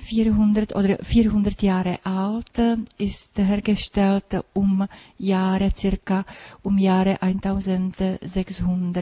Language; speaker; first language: German; non-native, learner; Czech